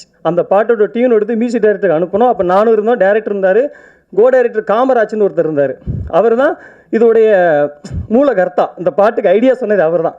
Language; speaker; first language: Tamil; native; Tamil